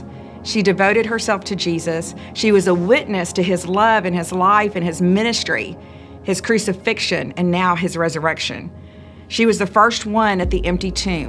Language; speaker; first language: English; native; English